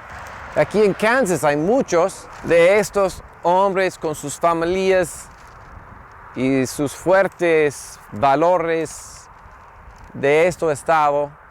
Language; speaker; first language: Spanish; non-native, fluent; English